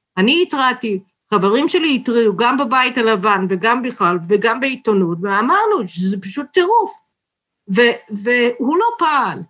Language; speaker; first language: Hebrew; non-native, fluent; English